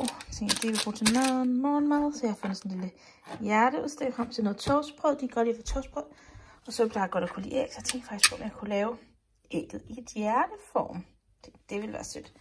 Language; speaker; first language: Danish; native; Danish